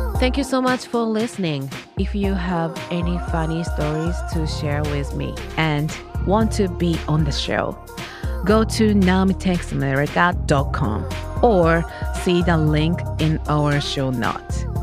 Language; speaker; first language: English; non-native, learner; Japanese